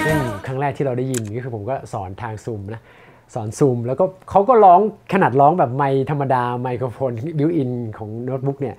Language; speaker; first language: Thai; native; Thai